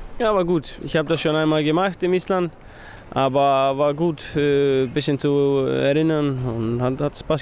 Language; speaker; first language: German; non-native, fluent; Icelandic